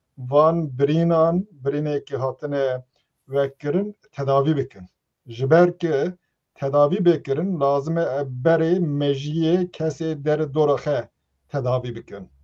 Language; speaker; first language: Kurdish; non-native, local second language; Turkish